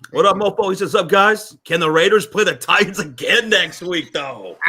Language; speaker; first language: English; native; English